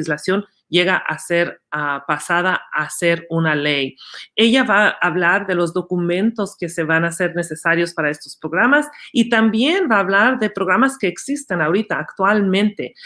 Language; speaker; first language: Spanish; early bilingual, other home language; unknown